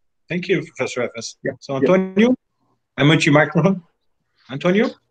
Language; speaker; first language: English; non-native, fluent; Portuguese